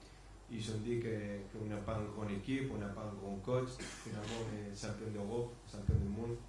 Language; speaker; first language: French; non-native, fluent; Spanish